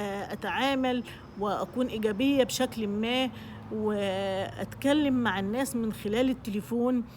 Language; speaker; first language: Arabic; native; Arabic